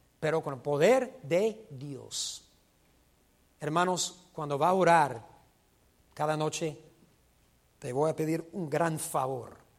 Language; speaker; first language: Spanish; non-native, fluent; English